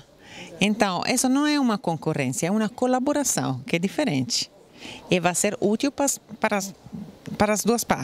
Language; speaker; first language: Portuguese; non-native, fluent; Italian